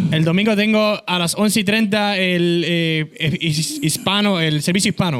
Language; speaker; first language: Spanish; native; Spanish